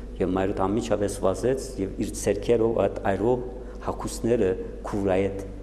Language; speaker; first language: Armenian; native; Armenian